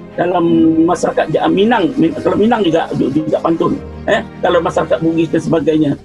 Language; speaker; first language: Malay; native; Malay